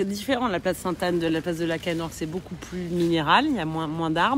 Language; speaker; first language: French; native; French